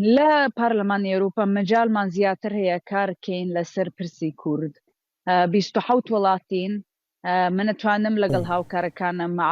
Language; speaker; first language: Central Kurdish; early bilingual, heritage; Central Kurdish